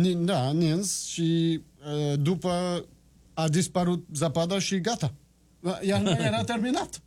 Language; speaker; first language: Romanian; non-native, learner; French